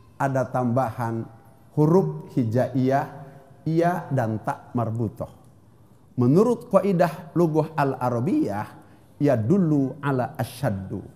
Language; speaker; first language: Indonesian; non-native, local second language; Sundanese